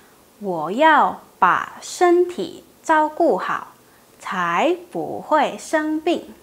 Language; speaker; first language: Chinese; non-native, fluent; Indonesian